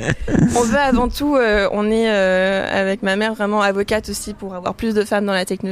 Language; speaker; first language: French; native; French